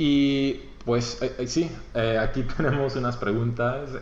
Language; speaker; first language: Spanish; non-native, fluent; English